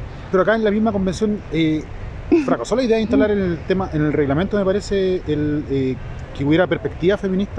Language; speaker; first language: Spanish; native; Spanish